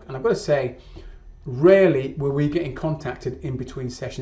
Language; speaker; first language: English; native; English